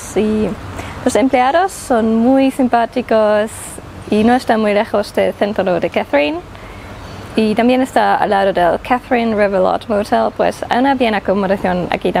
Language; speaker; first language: Spanish; non-native, learner; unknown